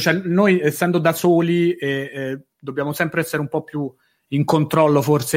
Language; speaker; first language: Italian; native; Italian